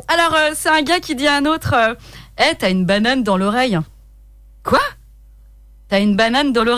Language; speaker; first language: French; native; French